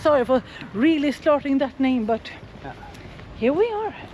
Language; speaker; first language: English; non-native, fluent; Swedish